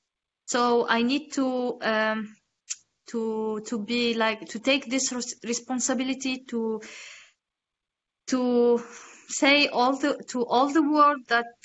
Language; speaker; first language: English; non-native, learner; Arabic